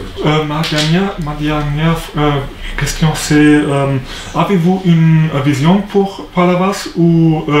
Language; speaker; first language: French; non-native, learner; German